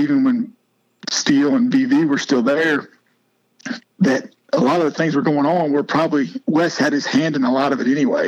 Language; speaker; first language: English; native; English